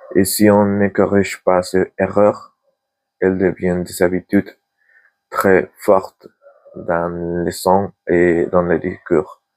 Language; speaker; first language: French; non-native, learner; Spanish